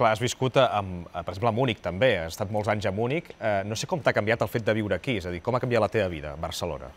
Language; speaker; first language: Catalan; native; Catalan